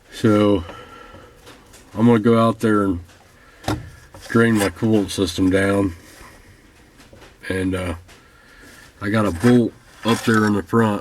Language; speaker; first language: English; native; English